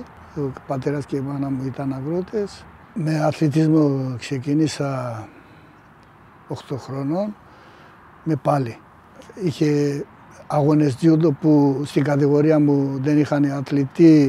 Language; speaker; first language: Greek; non-native, fluent; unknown